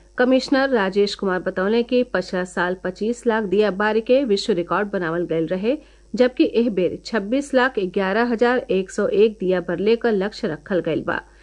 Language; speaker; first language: Bhojpuri; native; Bhojpuri